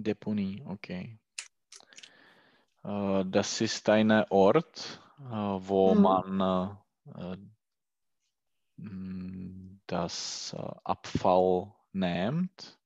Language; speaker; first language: German; non-native, learner; Czech